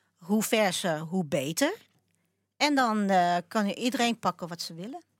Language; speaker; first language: Dutch; early bilingual, other home language; Cantonese